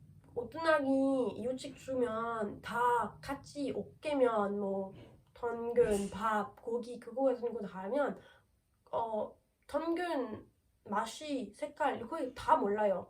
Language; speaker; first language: Korean; non-native, learner; French